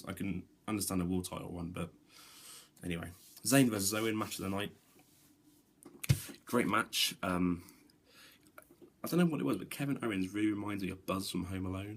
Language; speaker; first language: English; native; English